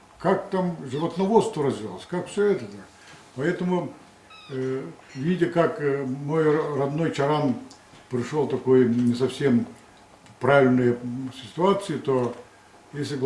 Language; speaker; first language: Russian; non-native, local second language; Yakut